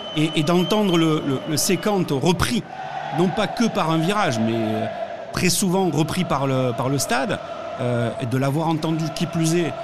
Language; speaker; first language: French; native; French